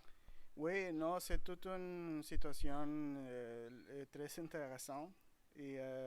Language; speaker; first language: French; non-native, fluent; Spanish